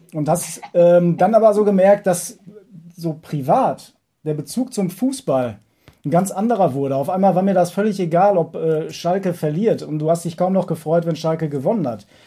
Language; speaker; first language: German; native; German